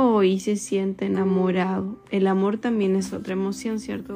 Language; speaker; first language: Spanish; native; Spanish